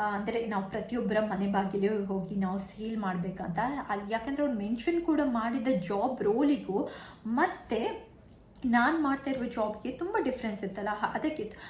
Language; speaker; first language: Kannada; non-native, local second language; Tulu